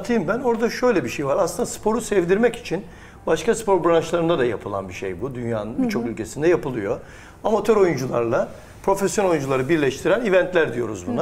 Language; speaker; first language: Turkish; native; Turkish